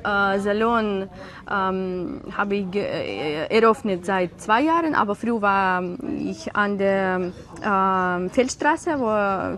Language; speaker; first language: German; non-native, learner; Ukrainian